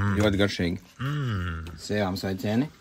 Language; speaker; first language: Latvian; native; Latvian